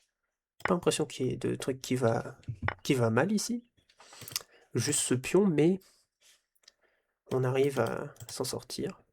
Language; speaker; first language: French; native; French